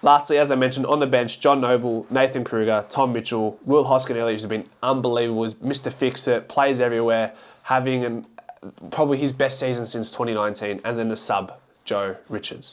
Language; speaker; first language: English; native; English